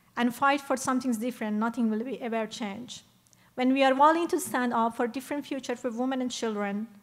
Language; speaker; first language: English; non-native, fluent; Persian